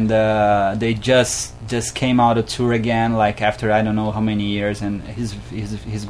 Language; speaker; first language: English; non-native, fluent; Portuguese